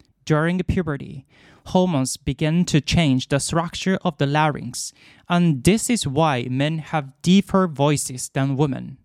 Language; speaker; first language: English; non-native, fluent; Japanese